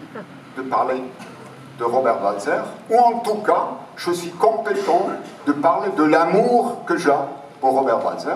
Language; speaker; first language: French; non-native, fluent; German